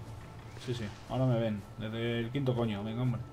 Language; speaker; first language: Spanish; native; Spanish